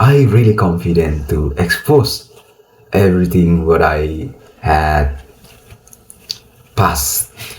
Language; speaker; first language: English; non-native, learner; Indonesian